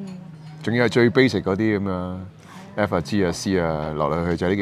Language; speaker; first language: Cantonese; native; Cantonese